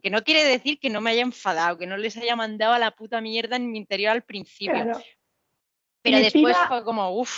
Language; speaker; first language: Spanish; native; Spanish